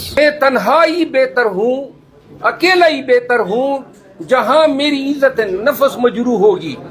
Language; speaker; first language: Urdu; non-native, local second language; Pashto